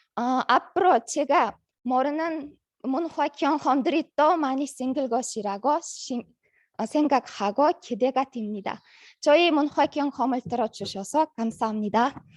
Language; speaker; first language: Korean; non-native, learner; Uzbek